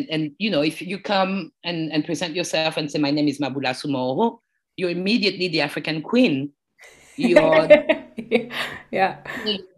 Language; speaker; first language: English; non-native, fluent; French